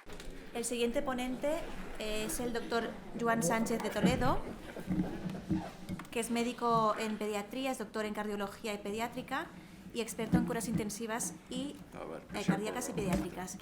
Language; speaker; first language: Spanish; native; Spanish